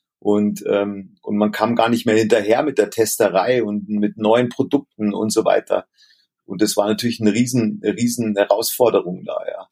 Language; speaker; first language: German; native; German